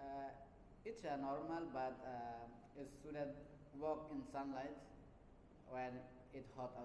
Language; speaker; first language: English; non-native, learner; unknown